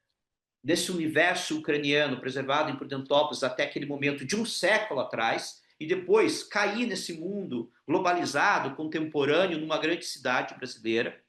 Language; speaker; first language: Portuguese; non-native, local second language; Ukrainian